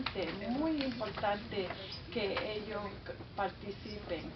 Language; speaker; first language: Spanish; early bilingual, heritage; Spanish